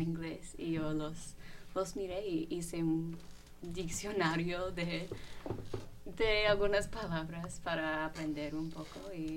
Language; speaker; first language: Spanish; non-native, fluent; English